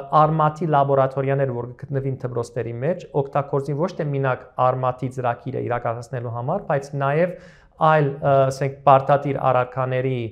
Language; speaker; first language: Armenian; early bilingual, heritage; Armenian